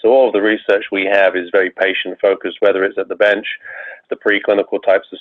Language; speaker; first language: English; native; English